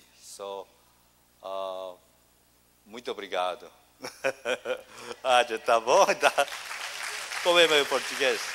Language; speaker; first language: Portuguese; non-native, learner; Korean